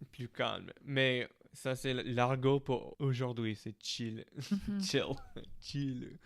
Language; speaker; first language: French; non-native, fluent; English